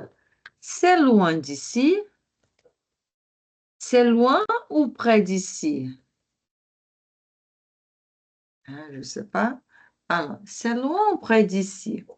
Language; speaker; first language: French; non-native, fluent; Portuguese